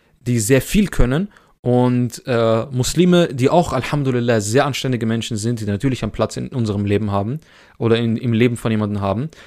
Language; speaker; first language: German; early bilingual, other home language; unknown